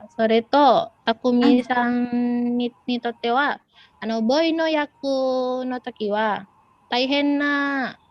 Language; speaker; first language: Japanese; non-native, learner; Indonesian